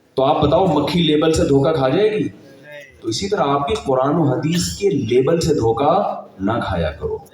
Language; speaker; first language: Urdu; native; Urdu